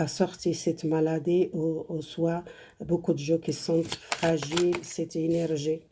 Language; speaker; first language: French; non-native, learner; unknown